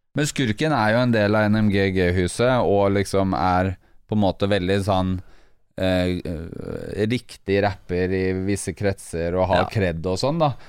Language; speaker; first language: Norwegian; native; Norwegian